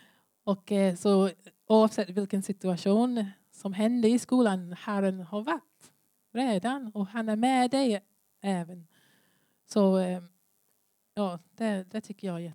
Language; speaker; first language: Swedish; non-native, learner; English